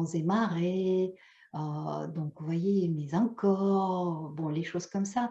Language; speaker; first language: French; non-native, fluent; Russian